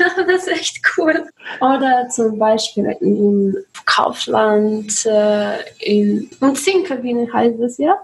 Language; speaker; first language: German; non-native, learner; Russian